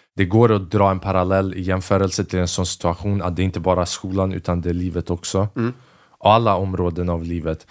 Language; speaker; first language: Swedish; early bilingual, other home language; Albanian